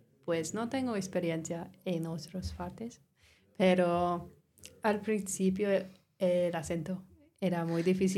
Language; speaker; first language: Spanish; non-native, learner; English